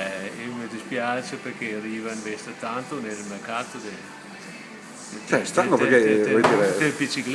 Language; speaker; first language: Italian; non-native, fluent; Danish